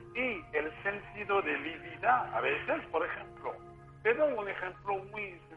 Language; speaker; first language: Spanish; non-native, fluent; French